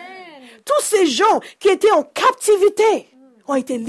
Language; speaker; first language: French; non-native, fluent; English